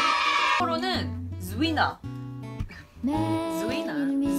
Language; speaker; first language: Arabic; non-native, learner; Korean